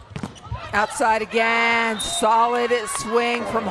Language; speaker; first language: English; native; English